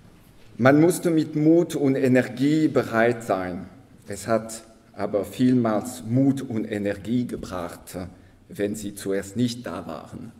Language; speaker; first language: German; non-native, local second language; French